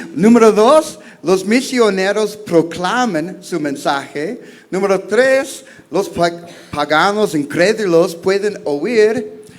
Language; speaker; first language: Spanish; non-native, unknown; English